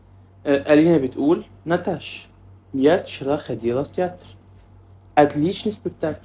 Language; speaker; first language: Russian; non-native, fluent; Arabic